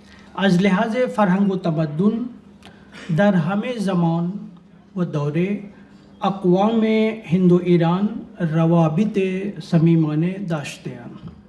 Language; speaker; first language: Persian; non-native, learner; Urdu